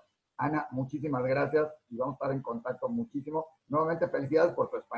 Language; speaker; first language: Spanish; native; Spanish